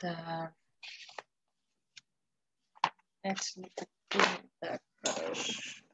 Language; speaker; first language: Russian; non-native, fluent; Indonesian